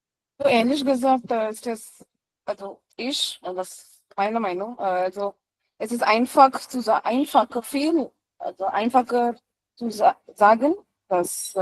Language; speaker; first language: German; non-native, learner; Marathi